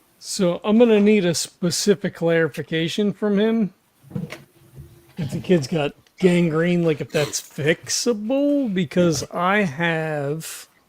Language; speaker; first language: English; native; English